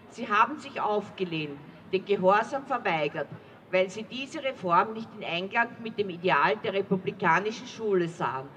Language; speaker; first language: German; native; German